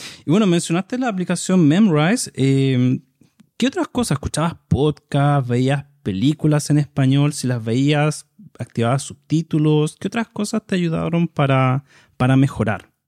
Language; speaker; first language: Spanish; native; Spanish